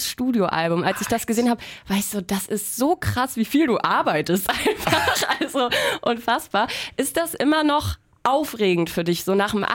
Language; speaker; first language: German; native; German